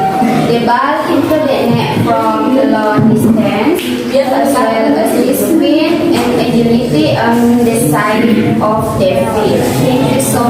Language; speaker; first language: English; non-native, learner; Indonesian